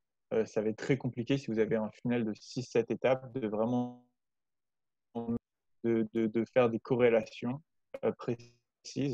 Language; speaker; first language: French; native; French